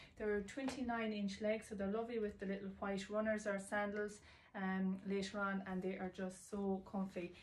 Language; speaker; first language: English; native; English